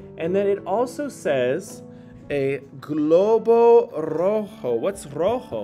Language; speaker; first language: English; native; English